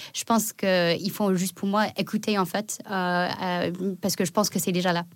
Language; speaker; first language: French; non-native, fluent; Chinese